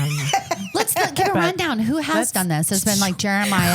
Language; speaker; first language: English; native; English